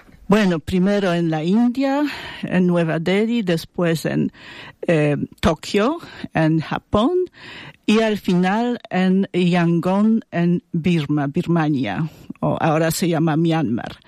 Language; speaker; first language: Spanish; non-native, fluent; Polish